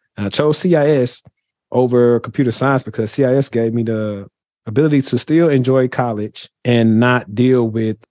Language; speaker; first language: English; native; English